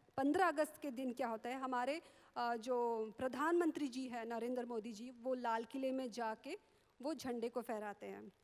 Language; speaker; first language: Hindi; non-native, local second language; Marathi